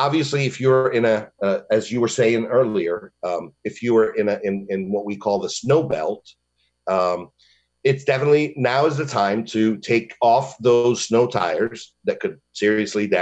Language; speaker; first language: English; native; English